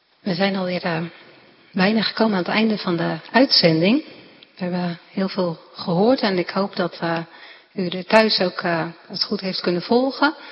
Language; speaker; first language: Dutch; native; Dutch